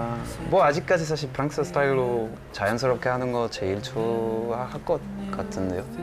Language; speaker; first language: Korean; non-native, local second language; French